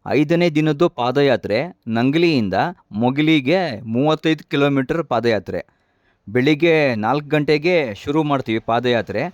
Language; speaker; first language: Kannada; native; Kannada